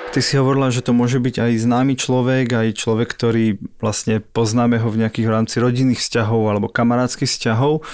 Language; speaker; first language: Slovak; native; Slovak